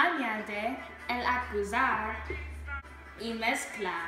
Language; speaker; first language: Spanish; non-native, learner; English